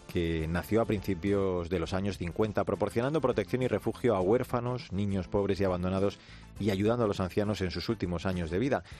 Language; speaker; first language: Spanish; native; Spanish